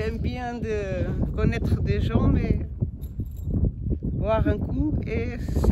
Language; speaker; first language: French; non-native, learner; Portuguese